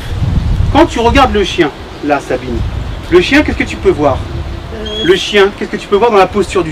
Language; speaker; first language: French; native; French